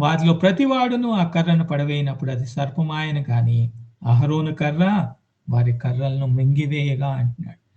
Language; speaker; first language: Telugu; native; Telugu